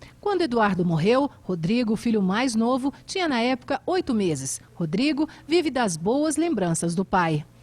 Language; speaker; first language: Portuguese; native; Portuguese